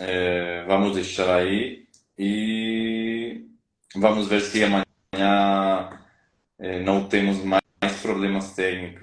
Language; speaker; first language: Portuguese; non-native, learner; Spanish